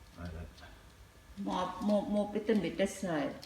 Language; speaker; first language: English; non-native, learner; Thai